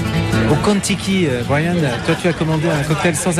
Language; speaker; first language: French; native; French